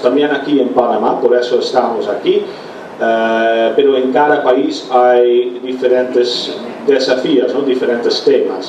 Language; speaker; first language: Spanish; non-native, fluent; Dutch